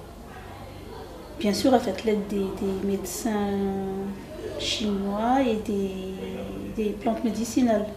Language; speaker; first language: French; non-native, local second language; Malagasy